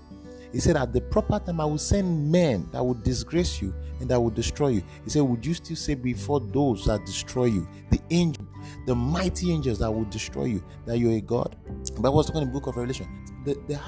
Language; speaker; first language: English; non-native, local second language; Bini